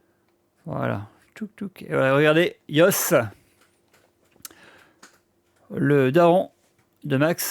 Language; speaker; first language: French; native; French